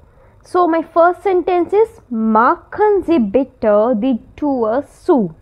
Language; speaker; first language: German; non-native, fluent; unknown